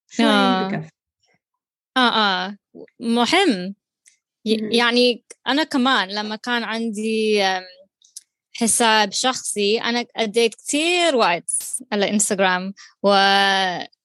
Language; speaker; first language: Arabic; non-native, learner; English